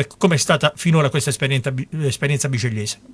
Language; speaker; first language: Italian; native; Italian